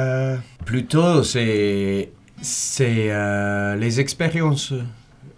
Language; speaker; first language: French; non-native, fluent; English